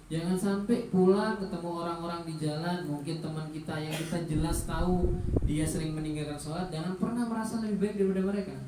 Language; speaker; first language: Indonesian; non-native, local second language; Javanese